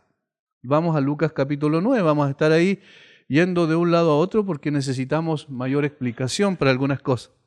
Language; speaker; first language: Spanish; native; Spanish